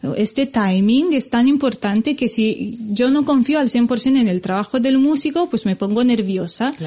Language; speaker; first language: Spanish; non-native, fluent; Romanian